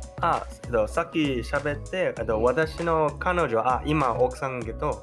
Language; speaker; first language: Japanese; non-native, learner; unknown